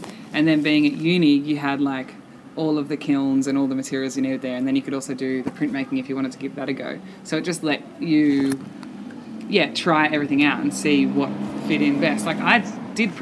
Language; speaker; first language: English; native; English